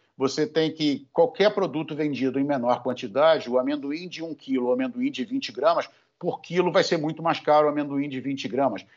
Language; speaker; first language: Portuguese; native; Portuguese